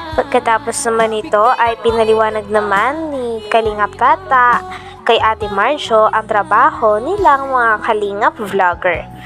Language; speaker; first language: Filipino; native; Filipino